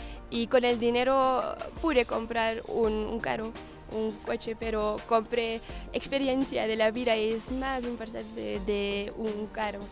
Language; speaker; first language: Spanish; non-native, learner; Dutch